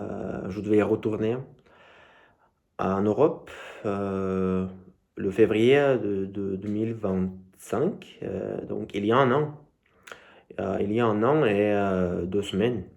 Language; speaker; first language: French; non-native, learner; Russian